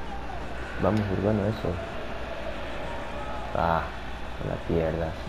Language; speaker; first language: Spanish; native; Spanish